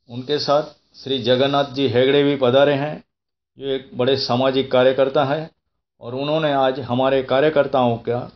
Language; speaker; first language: Hindi; non-native, local second language; Gujarati